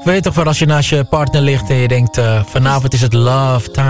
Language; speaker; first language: Dutch; native; Dutch